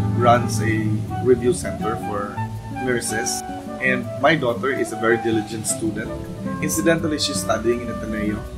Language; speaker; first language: English; non-native, local second language; Cebuano